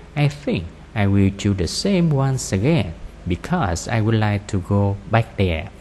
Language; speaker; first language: English; non-native, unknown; Vietnamese